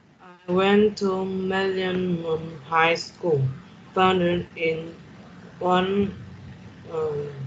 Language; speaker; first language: English; non-native, learner; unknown